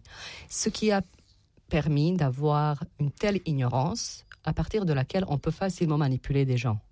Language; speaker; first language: French; non-native, fluent; Serbian